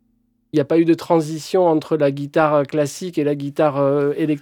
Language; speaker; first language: French; native; French